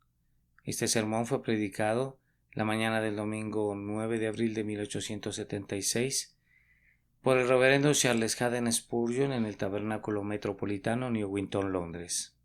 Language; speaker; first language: Spanish; native; Spanish